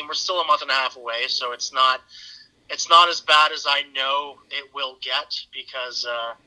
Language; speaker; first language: English; native; English